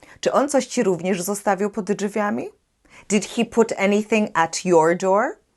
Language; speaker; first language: Polish; native; Polish